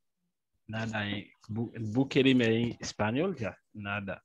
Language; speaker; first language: Turkish; non-native, learner; French